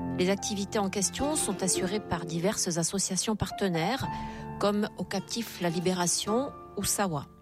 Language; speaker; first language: French; native; French